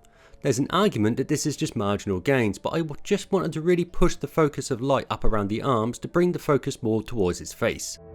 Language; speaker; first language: English; native; English